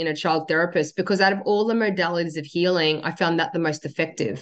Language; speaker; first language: English; native; English